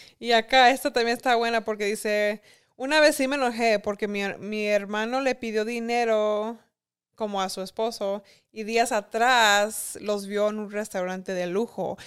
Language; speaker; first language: Spanish; early bilingual, heritage; Spanish